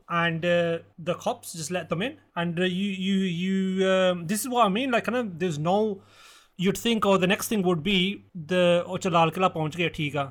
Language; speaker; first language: English; early bilingual, other home language; Punjabi